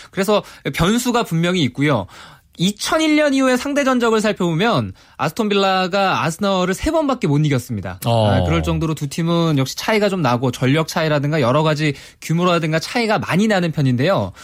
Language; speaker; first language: Korean; native; Korean